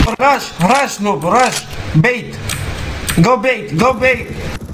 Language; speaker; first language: English; non-native, fluent; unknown